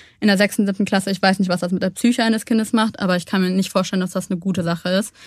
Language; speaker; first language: German; native; German